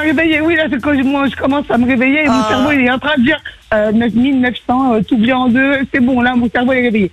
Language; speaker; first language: French; native; French